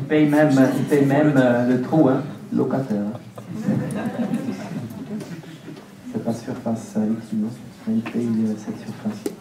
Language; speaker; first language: French; non-native, local second language; German